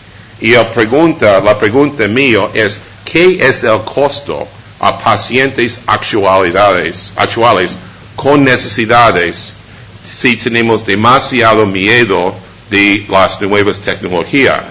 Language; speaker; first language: Spanish; non-native, fluent; English